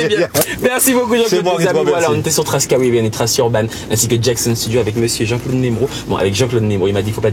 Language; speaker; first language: French; native; French